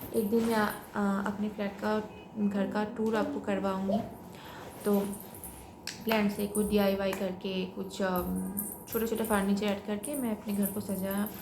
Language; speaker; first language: Hindi; non-native, local second language; Bangla